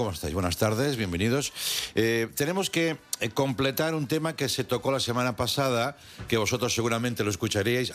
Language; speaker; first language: Spanish; native; Spanish